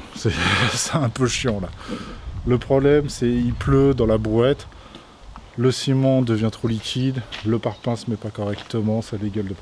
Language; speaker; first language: French; native; French